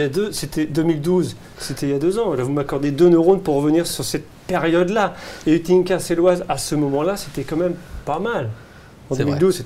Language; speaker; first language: French; native; French